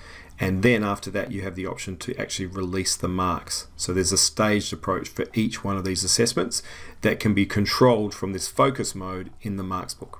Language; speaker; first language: English; native; English